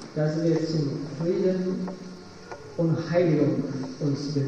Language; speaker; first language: German; non-native, fluent; Polish